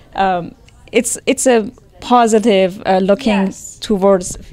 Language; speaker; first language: English; non-native, fluent; Persian